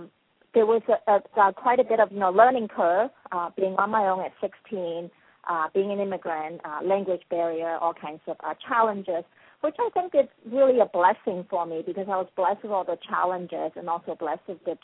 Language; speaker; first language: English; non-native, local second language; Cantonese